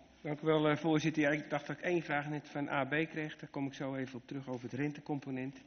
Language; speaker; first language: Dutch; native; Dutch